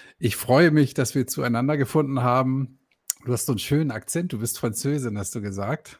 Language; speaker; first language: German; native; German